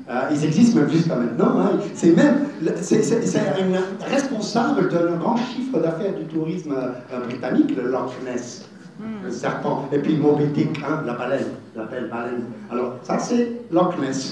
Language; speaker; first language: French; non-native, local second language; Arabic